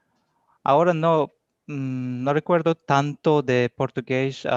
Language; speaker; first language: Spanish; non-native, learner; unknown